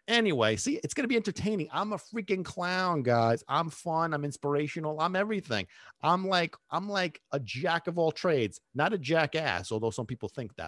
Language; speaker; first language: English; early bilingual, other home language; Italian